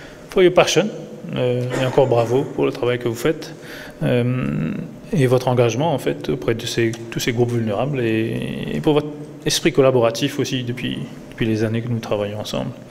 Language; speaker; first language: French; non-native, local second language; Morisyen